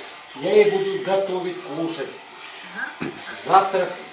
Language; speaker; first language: Russian; non-native, learner; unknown